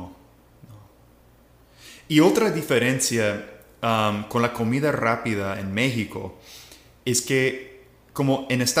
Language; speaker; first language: Spanish; non-native, fluent; English